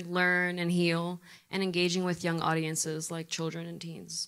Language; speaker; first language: English; native; English